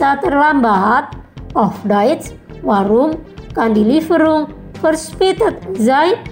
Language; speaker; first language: German; non-native, learner; Indonesian